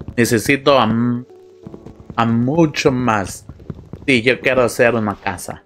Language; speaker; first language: Spanish; non-native, learner; English